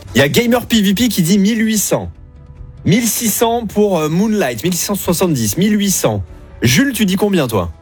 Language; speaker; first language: French; native; French